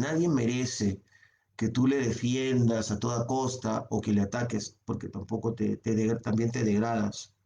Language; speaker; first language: Spanish; native; Spanish